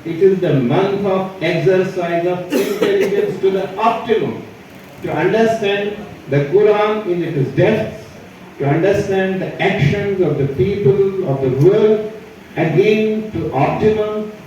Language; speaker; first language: English; non-native, local second language; Urdu